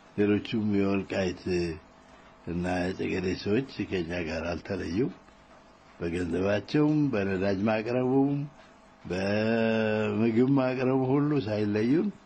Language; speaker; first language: Amharic; non-native, local second language; Tigrinya